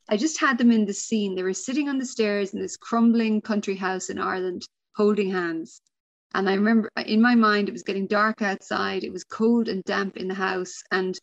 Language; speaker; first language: English; native; English